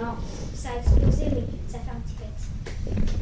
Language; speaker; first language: French; native; French